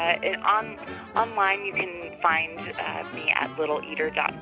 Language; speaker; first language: English; native; English